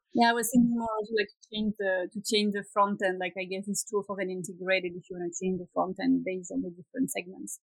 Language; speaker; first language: English; non-native, fluent; Swedish